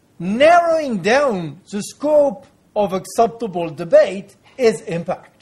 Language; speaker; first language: English; non-native, fluent; French